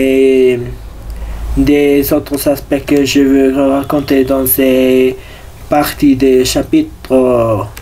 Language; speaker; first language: French; non-native, learner; Spanish